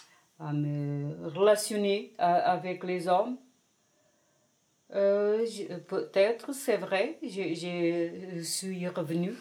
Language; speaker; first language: French; non-native, fluent; Portuguese